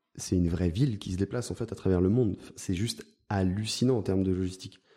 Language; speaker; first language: French; native; French